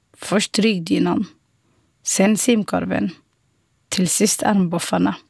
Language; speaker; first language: Swedish; non-native, fluent; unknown